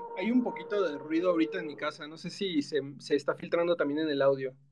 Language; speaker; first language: Spanish; native; Spanish